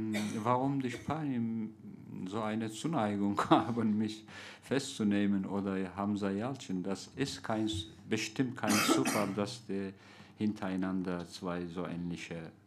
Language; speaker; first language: German; non-native, fluent; Turkish